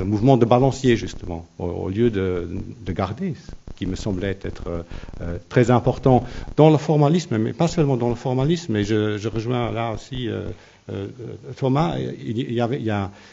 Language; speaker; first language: French; non-native, local second language; Luxembourgish